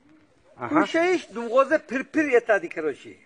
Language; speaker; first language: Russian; non-native, learner; Uzbek